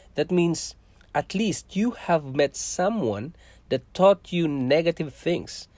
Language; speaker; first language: English; non-native, local second language; Cebuano